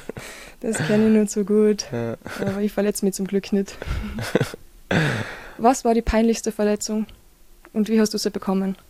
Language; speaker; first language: German; native; German